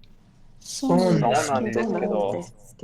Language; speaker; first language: Japanese; non-native, learner; English